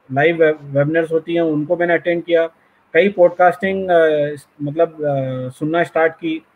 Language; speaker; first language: Hindi; native; Hindi